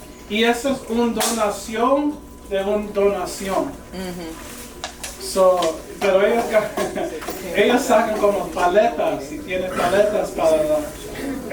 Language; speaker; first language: Spanish; early bilingual, heritage; English